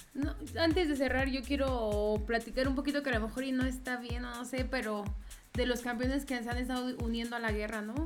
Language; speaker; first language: Spanish; native; Spanish